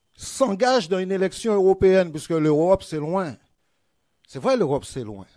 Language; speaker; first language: French; native; French